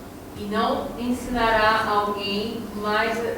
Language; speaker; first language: Portuguese; native; Portuguese